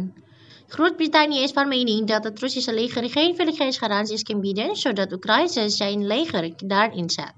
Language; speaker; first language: Dutch; non-native, fluent; Indonesian